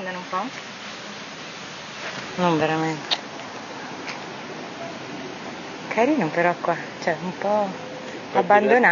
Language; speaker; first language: Italian; native; Italian